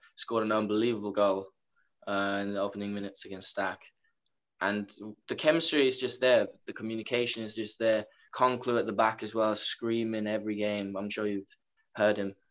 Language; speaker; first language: English; non-native, fluent; Norwegian